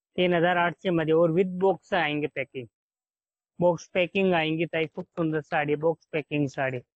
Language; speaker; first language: Hindi; non-native, local second language; Marathi